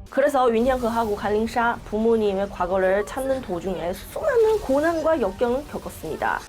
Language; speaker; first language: Korean; non-native, fluent; Chinese